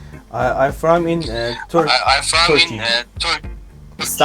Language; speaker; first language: English; non-native, learner; Persian